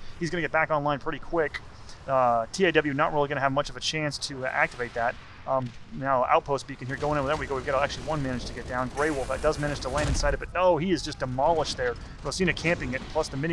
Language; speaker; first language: English; native; English